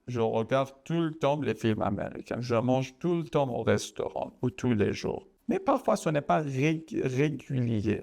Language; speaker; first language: French; non-native, fluent; Persian